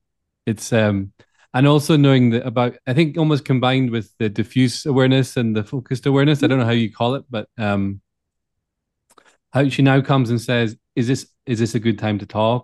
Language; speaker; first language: English; native; English